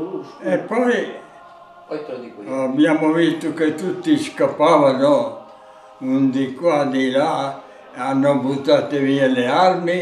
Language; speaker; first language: Italian; non-native, local second language; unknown